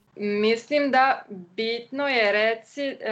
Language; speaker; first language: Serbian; non-native, learner; French